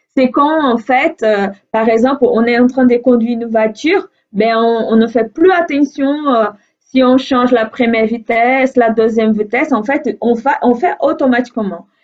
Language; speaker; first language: French; non-native, fluent; Portuguese